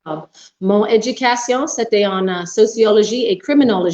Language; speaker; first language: French; non-native, local second language; English